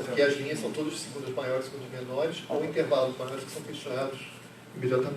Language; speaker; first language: Portuguese; native; Portuguese